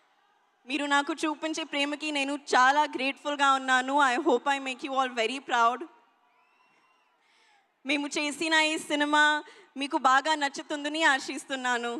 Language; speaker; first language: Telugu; non-native, learner; Hindi